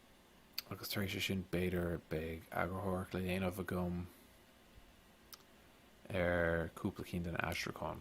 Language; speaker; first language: Irish; non-native, local second language; English